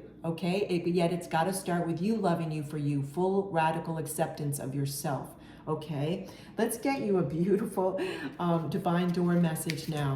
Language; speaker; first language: English; native; English